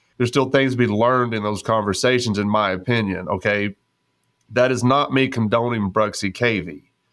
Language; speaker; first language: English; native; English